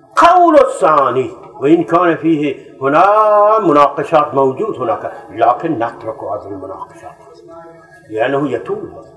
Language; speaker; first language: Arabic; non-native, fluent; Persian